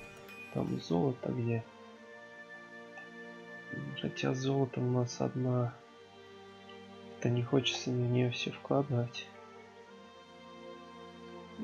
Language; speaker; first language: Russian; native; Russian